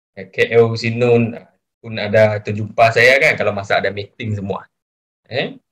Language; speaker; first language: Malay; non-native, local second language; Chinese